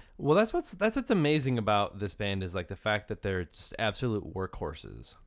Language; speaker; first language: English; native; English